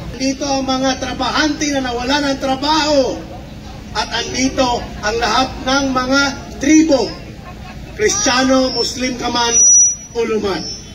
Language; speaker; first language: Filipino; non-native, local second language; Cebuano